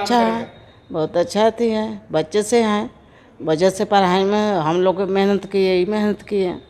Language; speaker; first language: Hindi; non-native, local second language; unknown